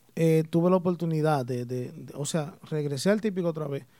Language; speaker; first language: Spanish; early bilingual, heritage; Spanish